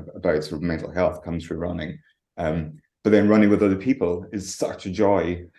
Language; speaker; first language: English; native; English